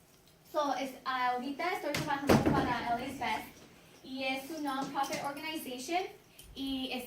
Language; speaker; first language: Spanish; early bilingual, heritage; Spanish